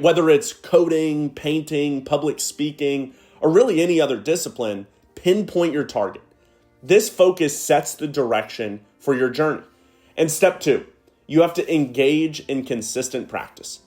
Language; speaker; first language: English; native; English